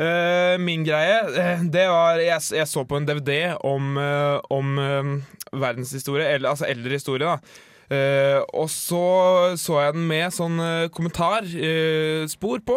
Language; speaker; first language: Norwegian; native; Norwegian